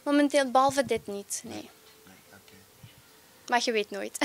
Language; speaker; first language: Dutch; early bilingual, other home language; Albanian